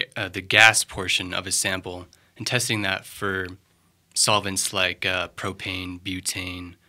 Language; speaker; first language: English; native; English